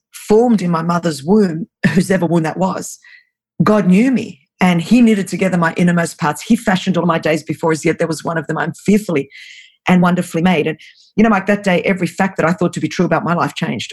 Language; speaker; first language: English; non-native, local second language; Greek